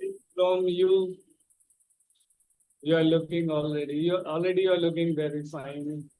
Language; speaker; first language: English; non-native, local second language; Hindi